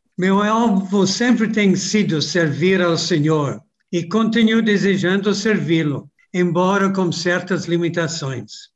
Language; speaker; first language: Portuguese; non-native, fluent; English